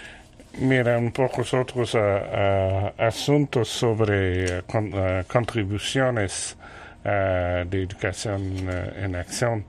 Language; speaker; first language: Spanish; non-native, learner; French